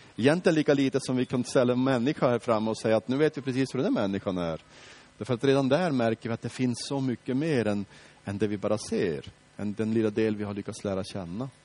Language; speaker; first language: Swedish; native; Swedish